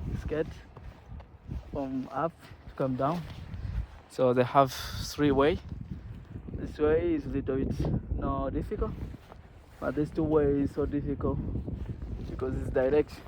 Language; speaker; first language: English; non-native, learner; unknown